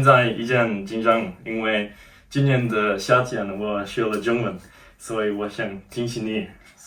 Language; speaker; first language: Chinese; non-native, learner; German